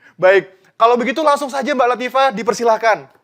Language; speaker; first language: Indonesian; native; Indonesian